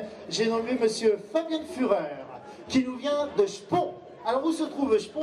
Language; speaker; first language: French; native; French